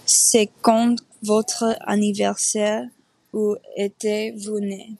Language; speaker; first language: French; non-native, learner; English